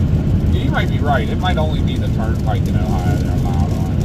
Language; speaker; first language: English; native; English